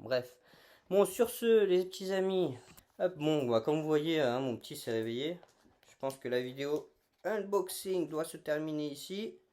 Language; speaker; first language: French; native; French